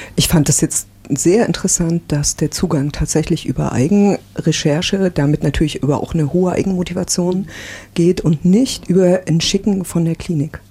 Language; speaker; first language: German; native; German